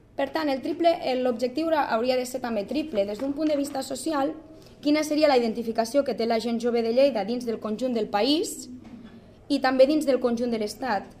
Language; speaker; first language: Catalan; native; Catalan